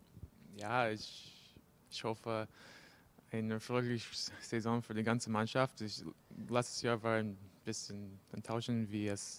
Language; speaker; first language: German; non-native, learner; English